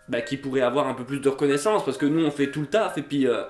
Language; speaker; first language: French; native; French